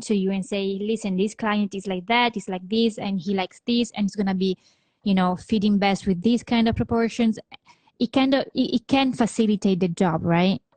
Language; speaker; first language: English; non-native, fluent; Italian